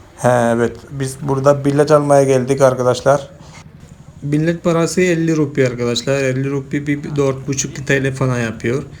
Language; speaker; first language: Turkish; non-native, fluent; Malayalam